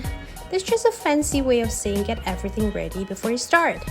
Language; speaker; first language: English; non-native, local second language; Indonesian